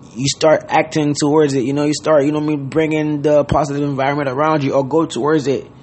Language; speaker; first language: English; non-native, fluent; Haitian Creole